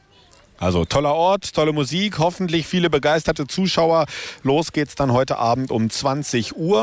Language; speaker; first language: German; native; German